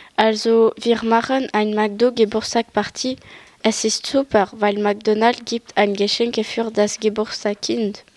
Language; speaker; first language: German; non-native, learner; French